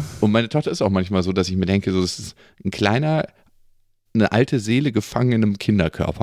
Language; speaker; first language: German; native; German